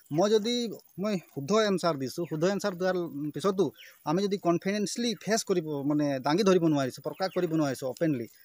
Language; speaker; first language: Assamese; non-native, local second language; Sadri